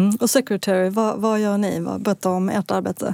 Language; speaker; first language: Swedish; native; Swedish